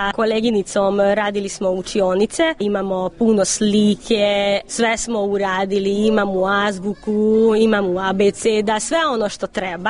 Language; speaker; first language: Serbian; non-native, local second language; Hungarian